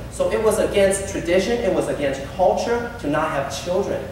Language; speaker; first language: English; early bilingual, other home language; Chinese